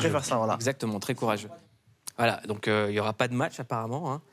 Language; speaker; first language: French; native; French